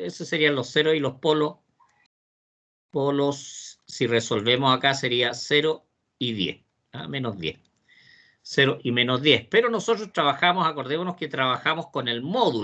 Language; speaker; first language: Spanish; native; Spanish